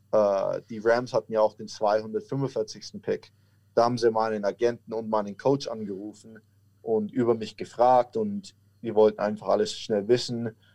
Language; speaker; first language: German; native; German